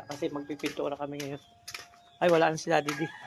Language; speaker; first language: Filipino; native; Filipino